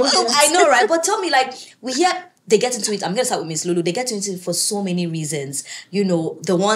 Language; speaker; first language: English; native; English